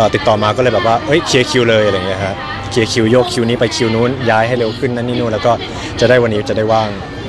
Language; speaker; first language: Thai; native; Thai